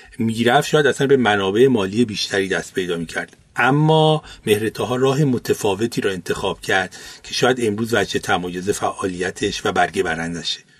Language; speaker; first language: Persian; native; Persian